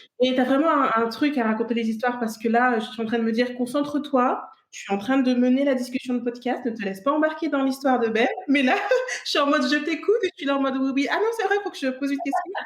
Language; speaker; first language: French; native; French